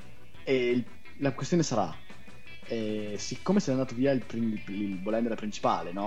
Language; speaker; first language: Italian; native; Italian